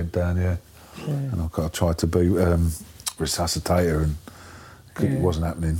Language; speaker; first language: English; native; English